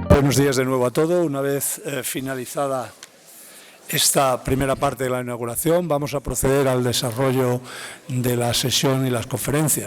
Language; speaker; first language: Spanish; native; Spanish